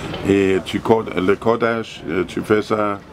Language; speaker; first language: French; non-native, learner; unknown